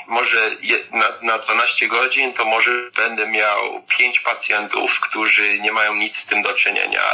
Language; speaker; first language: Polish; early bilingual, heritage; Polish